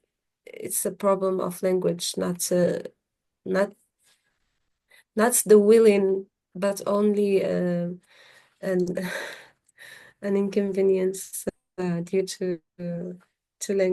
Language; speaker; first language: English; non-native, fluent; Arabic